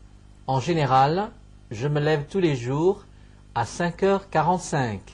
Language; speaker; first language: French; non-native, fluent; Chinese